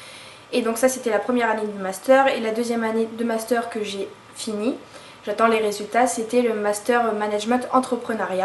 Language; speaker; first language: French; native; French